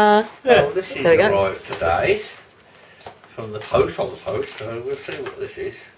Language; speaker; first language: English; native; English